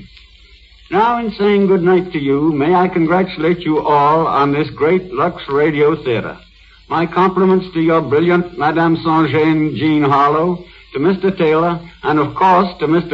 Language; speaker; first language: English; native; English